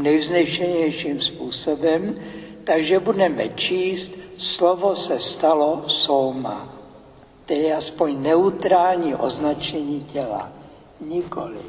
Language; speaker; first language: Czech; native; Czech